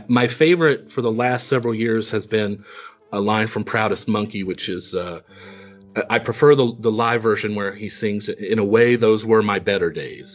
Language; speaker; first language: English; native; English